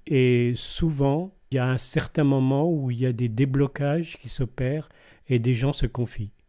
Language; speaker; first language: French; native; French